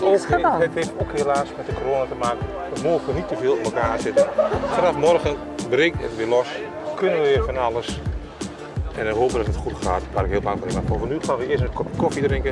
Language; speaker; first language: Dutch; native; Dutch